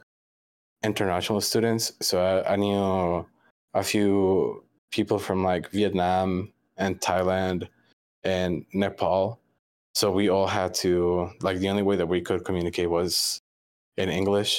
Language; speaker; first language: English; non-native, fluent; Spanish